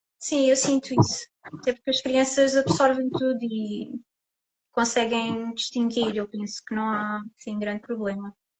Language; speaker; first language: Portuguese; native; Portuguese